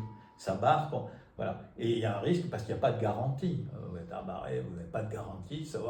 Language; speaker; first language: French; native; French